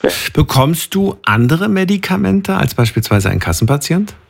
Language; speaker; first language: German; native; German